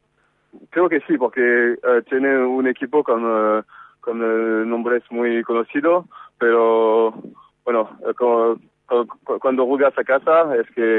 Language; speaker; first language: Spanish; non-native, fluent; French